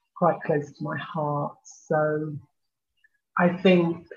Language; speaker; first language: English; native; English